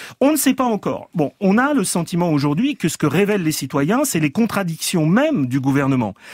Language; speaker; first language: French; native; French